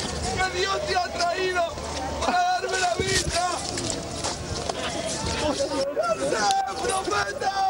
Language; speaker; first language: Spanish; native; Spanish